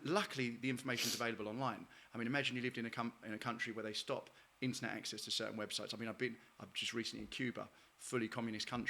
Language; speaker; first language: English; native; English